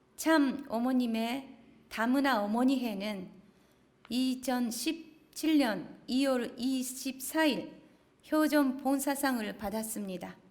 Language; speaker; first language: Korean; non-native, fluent; Japanese